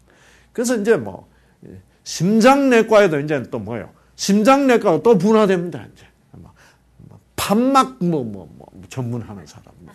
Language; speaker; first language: Korean; native; Korean